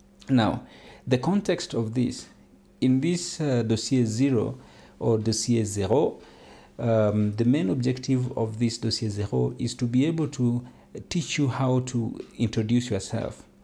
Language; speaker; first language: English; non-native, local second language; Luo (Kenya and Tanzania)